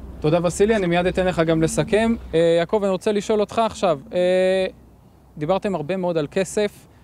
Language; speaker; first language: Hebrew; native; Hebrew